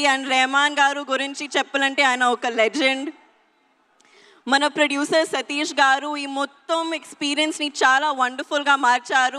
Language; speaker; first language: Telugu; non-native, learner; Hindi